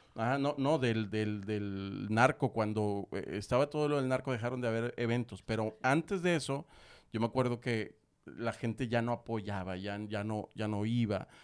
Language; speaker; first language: Spanish; native; Spanish